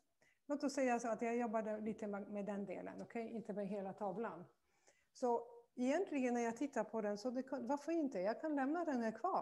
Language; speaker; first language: Swedish; non-native, fluent; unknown